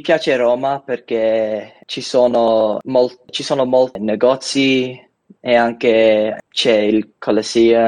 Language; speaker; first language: Italian; non-native, learner; English